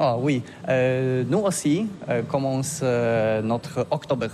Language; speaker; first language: French; non-native, learner; Polish